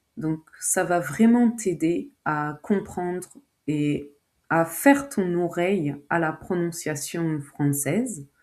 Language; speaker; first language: French; native; French